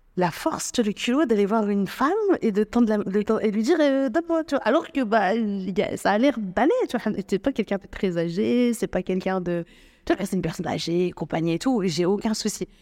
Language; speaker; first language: French; native; French